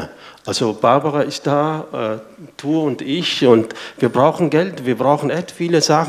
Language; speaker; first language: German; non-native, fluent; Arabic